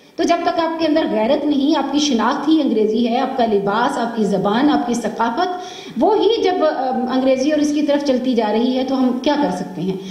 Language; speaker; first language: Urdu; native; Urdu